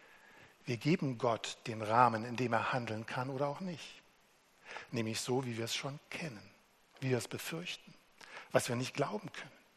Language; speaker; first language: German; native; German